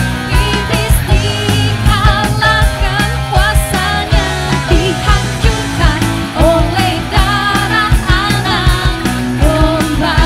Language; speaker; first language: Indonesian; native; Indonesian